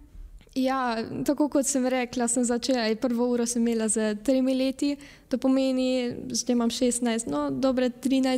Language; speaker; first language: Slovenian; early bilingual, heritage; Slovenian